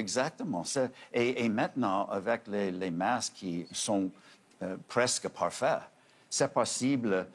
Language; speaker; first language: French; non-native, fluent; English